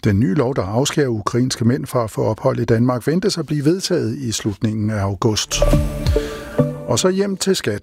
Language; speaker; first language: Danish; native; Danish